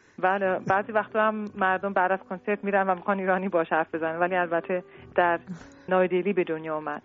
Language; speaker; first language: Persian; early bilingual, heritage; Persian